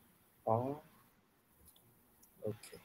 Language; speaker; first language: English; non-native, learner; Chinese